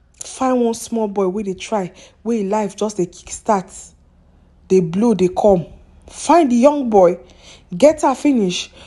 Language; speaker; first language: Nigerian Pidgin; non-native, local second language; Yoruba